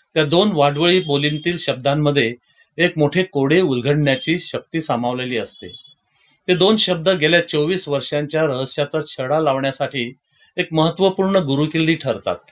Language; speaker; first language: Marathi; native; Marathi